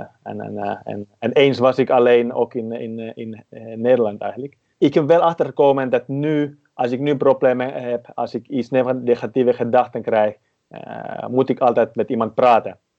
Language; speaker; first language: Dutch; non-native, fluent; Finnish